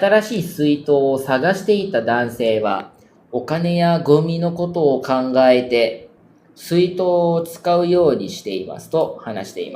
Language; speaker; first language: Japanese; non-native, fluent; Malay